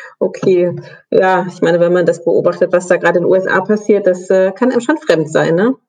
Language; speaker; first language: German; native; German